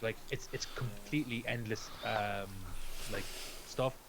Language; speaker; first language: English; native; English